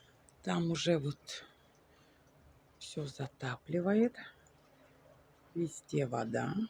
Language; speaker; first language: Russian; non-native, local second language; Yakut